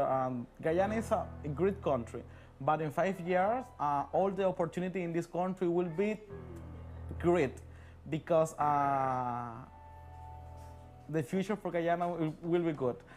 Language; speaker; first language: English; non-native, learner; Spanish